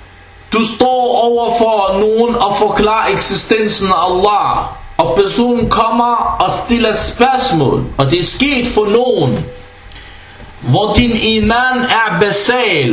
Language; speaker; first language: Danish; early bilingual, other home language; Arabic